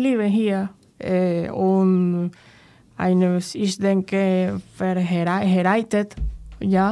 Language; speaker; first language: German; non-native, learner; Spanish